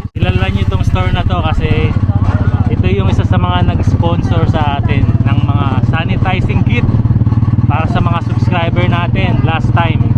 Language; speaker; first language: Filipino; native; Filipino